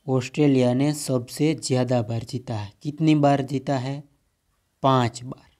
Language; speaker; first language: Hindi; non-native, local second language; Gujarati